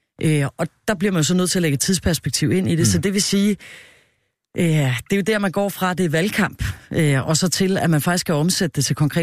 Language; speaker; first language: Danish; native; Danish